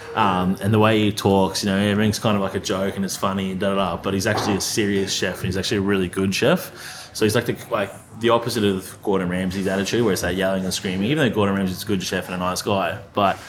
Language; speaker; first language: English; native; English